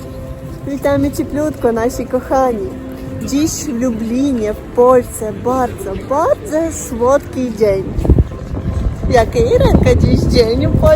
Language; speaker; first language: Polish; non-native, learner; Russian